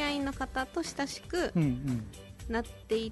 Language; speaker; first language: Japanese; native; Japanese